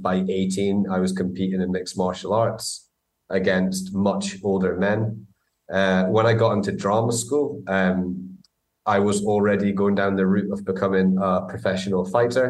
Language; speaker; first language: English; native; English